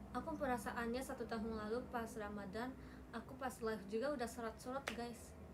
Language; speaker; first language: Indonesian; non-native, fluent; Japanese